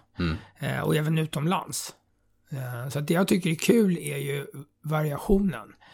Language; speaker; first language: Swedish; native; Swedish